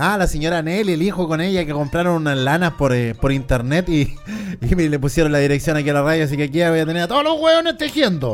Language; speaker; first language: Spanish; native; Spanish